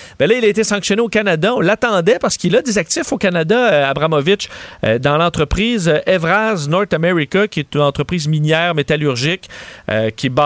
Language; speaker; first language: French; native; French